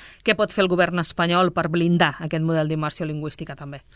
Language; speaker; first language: Catalan; native; Catalan